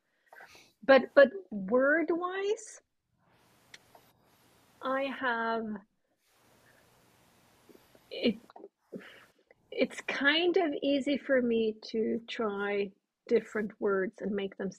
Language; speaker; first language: English; non-native, fluent; Swedish